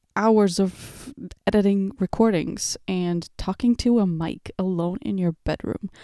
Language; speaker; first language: English; early bilingual, other home language; Portuguese